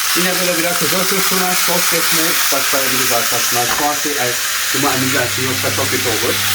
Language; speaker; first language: Turkish; non-native, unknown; Chinese